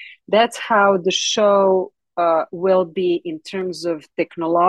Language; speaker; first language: English; non-native, fluent; Serbian